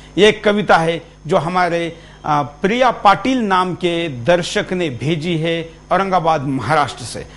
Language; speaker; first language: Hindi; non-native, local second language; Marathi